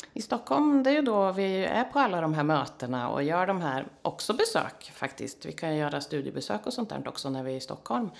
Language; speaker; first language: Swedish; native; Swedish